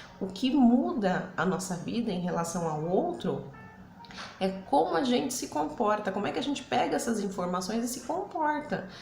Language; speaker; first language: Portuguese; early bilingual, other home language; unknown